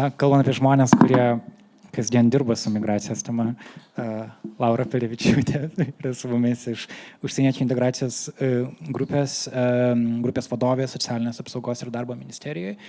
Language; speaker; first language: Lithuanian; native; Lithuanian